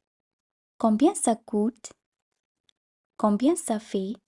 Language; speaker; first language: French; non-native, fluent; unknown